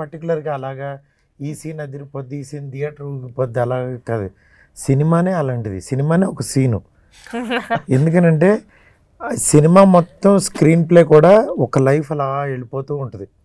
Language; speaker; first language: Telugu; native; Telugu